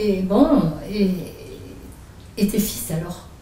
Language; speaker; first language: French; native; French